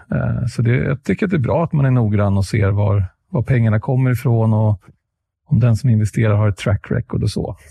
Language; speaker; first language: Swedish; native; Swedish